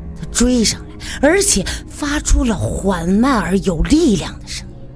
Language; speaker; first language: Chinese; native; Chinese